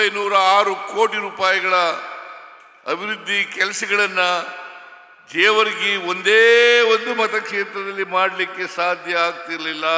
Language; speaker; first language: Kannada; native; Kannada